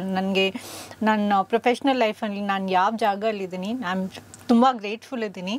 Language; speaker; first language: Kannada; non-native, learner; Punjabi